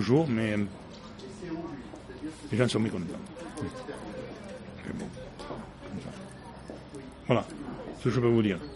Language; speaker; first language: French; native; French